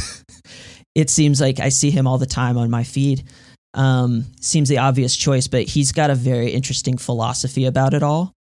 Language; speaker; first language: English; native; English